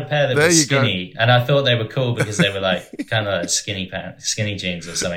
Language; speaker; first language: English; native; English